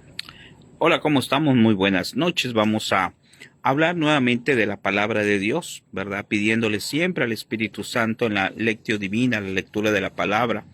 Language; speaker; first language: Spanish; native; Spanish